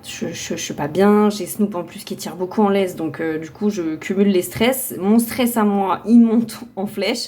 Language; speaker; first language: French; native; French